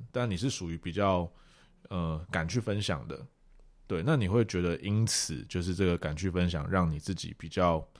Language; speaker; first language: Chinese; native; Chinese